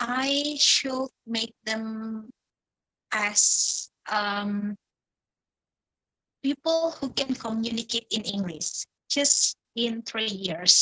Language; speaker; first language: English; non-native, fluent; Indonesian